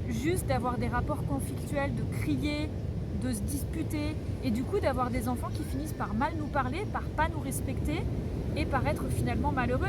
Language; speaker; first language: French; native; French